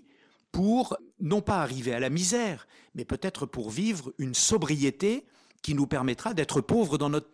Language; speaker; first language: French; native; French